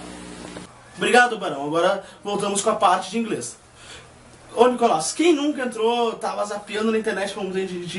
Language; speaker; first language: Portuguese; native; Portuguese